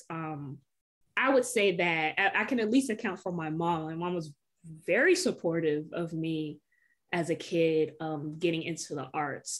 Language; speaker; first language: English; native; English